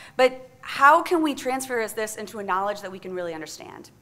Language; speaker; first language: English; native; English